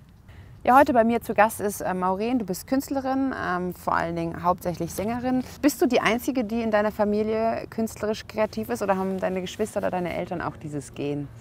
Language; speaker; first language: German; native; German